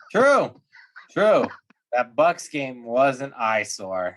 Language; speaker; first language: English; native; English